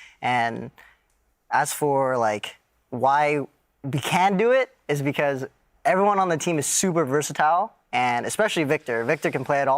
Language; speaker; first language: English; native; English